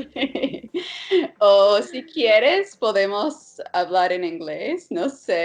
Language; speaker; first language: Spanish; non-native, fluent; English